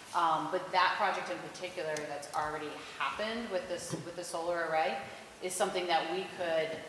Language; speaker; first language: English; native; English